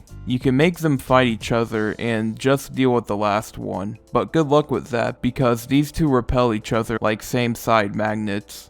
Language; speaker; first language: English; native; English